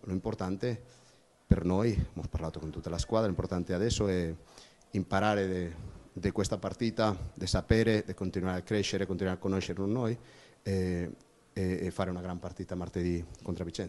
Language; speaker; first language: Italian; non-native, learner; Spanish